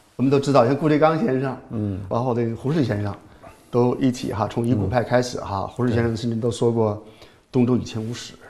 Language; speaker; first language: Chinese; native; Chinese